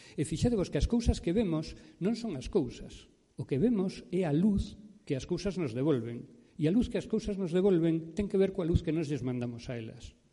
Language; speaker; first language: Galician; native; Galician